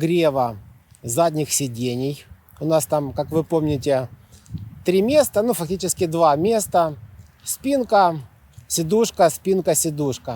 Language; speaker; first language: Russian; native; Russian